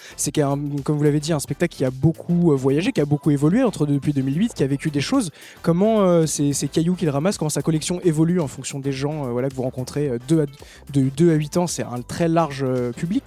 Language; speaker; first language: French; native; French